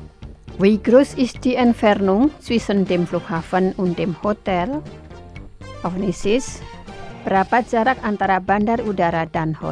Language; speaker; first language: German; non-native, fluent; Indonesian